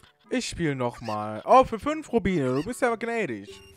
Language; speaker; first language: German; native; German